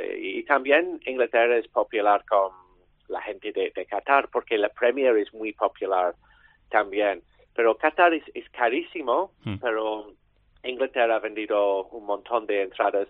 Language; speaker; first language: Spanish; non-native, learner; English